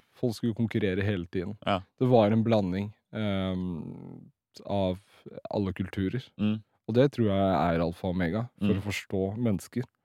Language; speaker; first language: Norwegian; early bilingual, other home language; Riffian